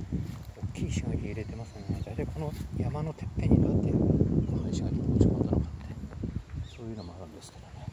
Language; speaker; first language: Japanese; native; Japanese